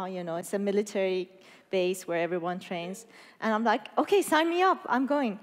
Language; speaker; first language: English; non-native, fluent; Persian